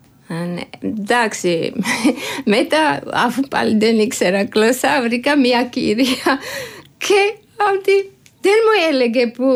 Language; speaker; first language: Greek; non-native, learner; Georgian